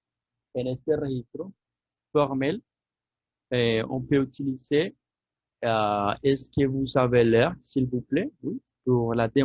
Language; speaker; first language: French; non-native, fluent; Spanish